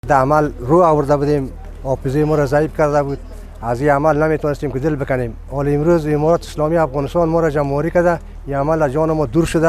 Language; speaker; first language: Persian; native; Persian